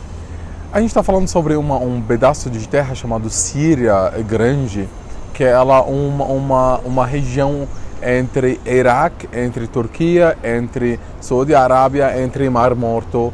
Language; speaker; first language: Portuguese; non-native, fluent; Arabic